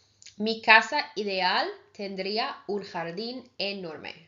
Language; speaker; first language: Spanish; non-native, fluent; English